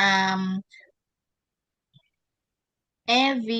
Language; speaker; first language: English; non-native, learner; Vietnamese